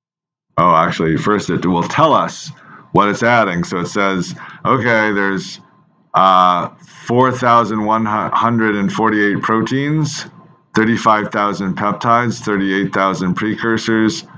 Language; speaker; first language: English; native; English